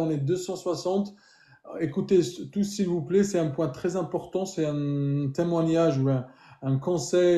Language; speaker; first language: French; native; French